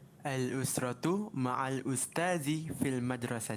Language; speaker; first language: Arabic; non-native, learner; Malay